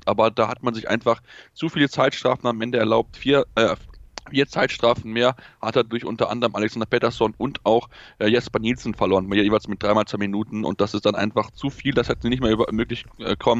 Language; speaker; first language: German; native; German